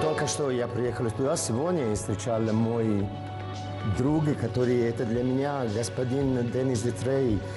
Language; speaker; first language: Russian; non-native, learner; Italian